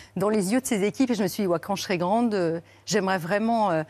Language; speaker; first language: French; native; French